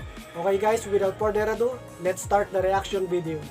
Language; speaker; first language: English; non-native, local second language; Filipino